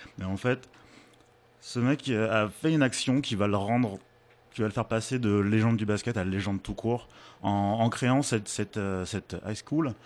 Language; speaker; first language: French; native; French